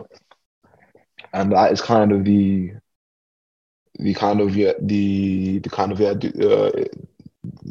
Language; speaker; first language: English; native; English